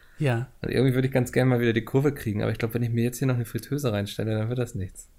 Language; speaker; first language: German; native; German